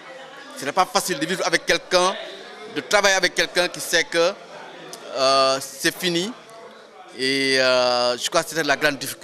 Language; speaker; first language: French; non-native, local second language; Wolof